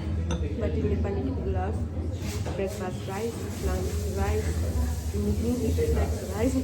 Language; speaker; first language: English; non-native, learner; Tibetan